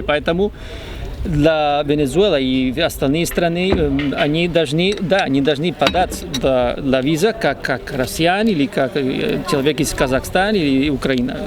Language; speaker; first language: Russian; non-native, fluent; Spanish